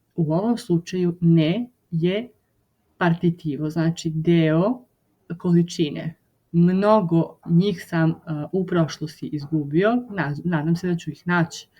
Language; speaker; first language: Bosnian; non-native, fluent; Italian